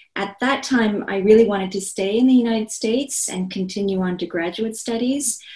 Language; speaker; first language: English; non-native, fluent; Korean